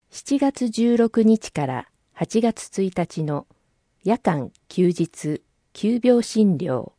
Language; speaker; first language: Japanese; native; Japanese